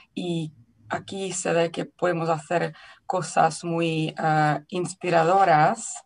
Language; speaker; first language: Spanish; non-native, fluent; Czech